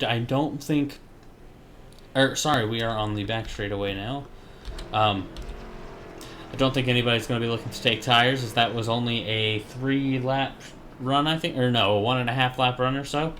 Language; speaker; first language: English; native; English